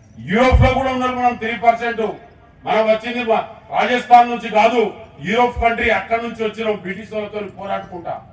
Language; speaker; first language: Telugu; non-native, local second language; Lambadi